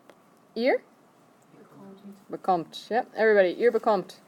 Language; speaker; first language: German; non-native, fluent; English